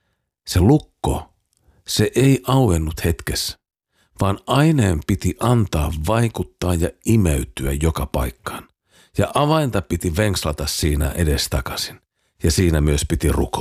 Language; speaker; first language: Finnish; native; Finnish